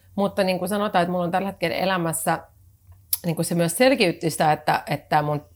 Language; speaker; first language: Finnish; native; Finnish